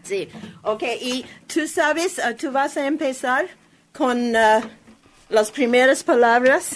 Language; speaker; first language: Spanish; non-native, learner; English